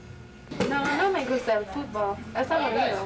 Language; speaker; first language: Spanish; non-native, learner; English